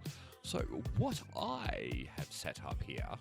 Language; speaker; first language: English; native; English